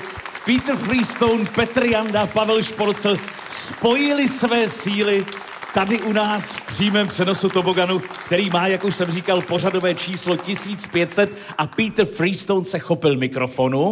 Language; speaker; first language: Czech; native; Czech